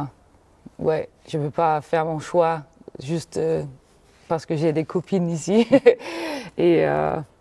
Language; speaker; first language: French; non-native, fluent; Danish